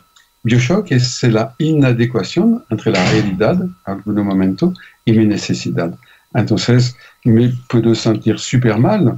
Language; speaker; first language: Spanish; non-native, fluent; French